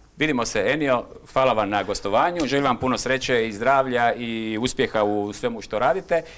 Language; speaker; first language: Croatian; native; Croatian